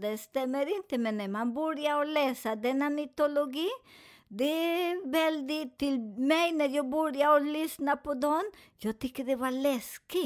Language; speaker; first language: Swedish; non-native, learner; Spanish